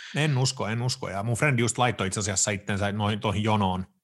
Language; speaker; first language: Finnish; early bilingual, heritage; Finnish